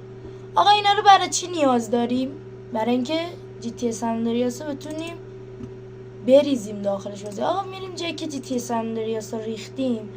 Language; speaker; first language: Persian; native; Persian